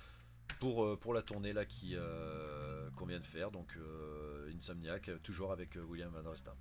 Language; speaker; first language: French; native; French